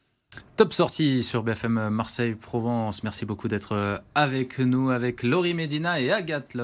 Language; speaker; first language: French; native; French